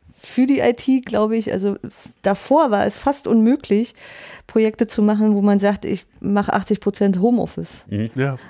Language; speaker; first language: German; native; German